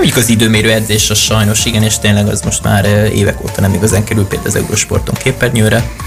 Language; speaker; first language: Hungarian; native; Hungarian